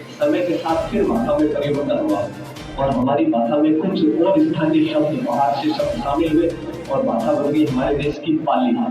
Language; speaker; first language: Hindi; native; Hindi